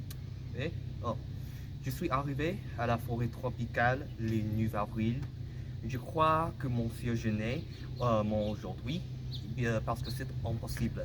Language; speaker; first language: French; non-native, learner; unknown